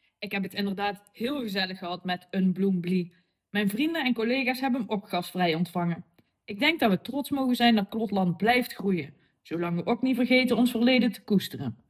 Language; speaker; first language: Dutch; native; Dutch